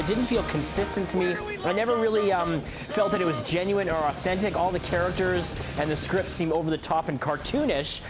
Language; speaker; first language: English; native; English